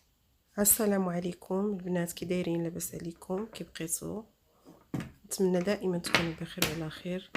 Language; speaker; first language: Arabic; native; Arabic